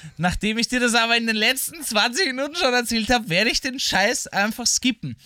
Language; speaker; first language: German; native; German